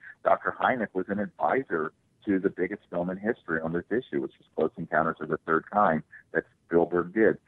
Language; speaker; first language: English; native; English